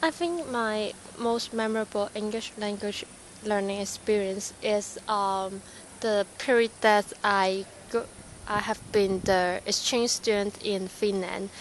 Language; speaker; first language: English; non-native, learner; Cantonese